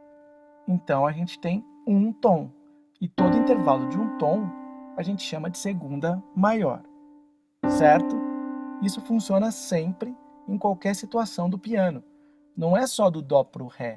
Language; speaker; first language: Portuguese; native; Portuguese